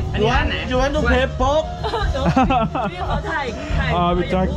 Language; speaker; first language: English; non-native, learner; Thai